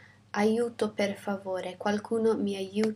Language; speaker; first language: Italian; non-native, fluent; English